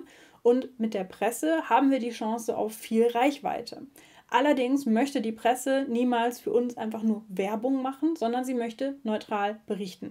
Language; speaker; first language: German; native; German